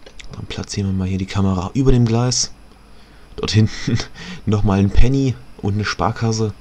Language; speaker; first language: German; native; German